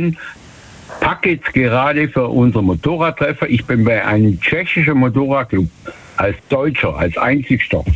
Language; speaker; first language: German; native; German